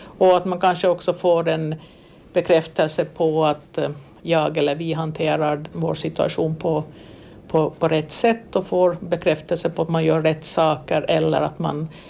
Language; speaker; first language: Swedish; native; Swedish